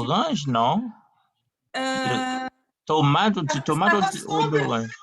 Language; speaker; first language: French; non-native, learner; Haitian Creole